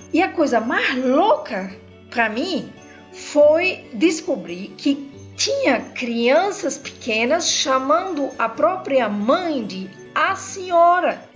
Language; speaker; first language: Portuguese; non-native, fluent; German